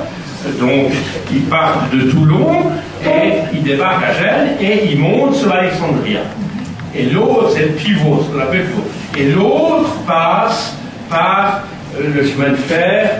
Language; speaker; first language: French; native; French